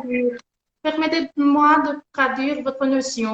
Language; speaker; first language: French; non-native, learner; Persian